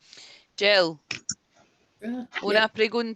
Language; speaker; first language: Spanish; non-native, fluent; English